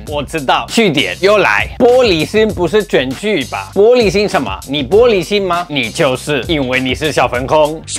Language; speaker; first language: Chinese; non-native, fluent; English